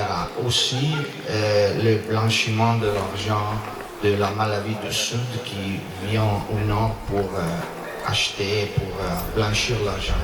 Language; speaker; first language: French; non-native, learner; Italian